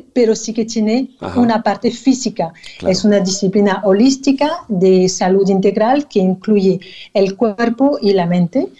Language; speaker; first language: Spanish; non-native, fluent; French